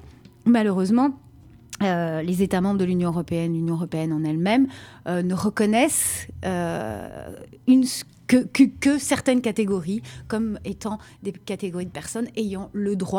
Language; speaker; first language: French; native; French